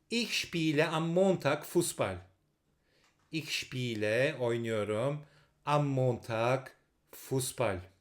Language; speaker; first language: German; non-native, fluent; Turkish